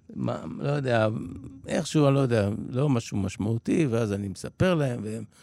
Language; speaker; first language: Hebrew; early bilingual, other home language; Polish